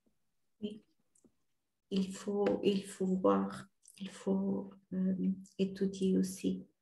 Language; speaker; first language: French; non-native, fluent; Portuguese